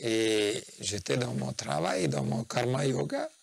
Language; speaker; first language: French; non-native, fluent; Nepali